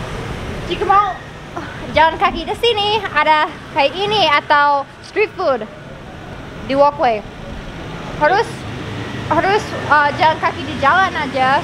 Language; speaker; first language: Indonesian; non-native, learner; English